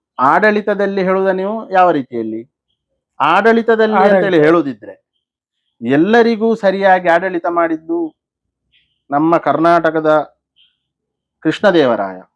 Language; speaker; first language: Kannada; non-native, local second language; Konkani